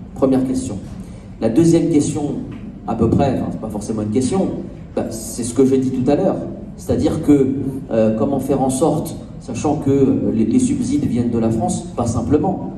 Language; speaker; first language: French; native; French